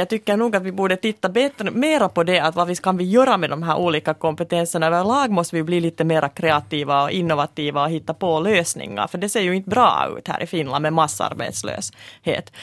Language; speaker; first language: Swedish; native; Swedish